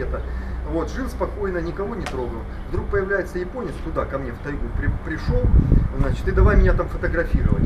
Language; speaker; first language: Russian; native; Russian